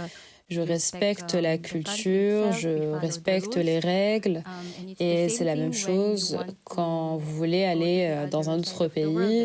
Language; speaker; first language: French; non-native, fluent; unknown